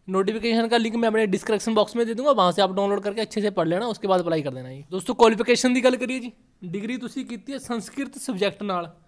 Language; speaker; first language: Hindi; non-native, local second language; Punjabi